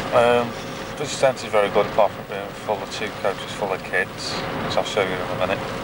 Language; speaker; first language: English; native; English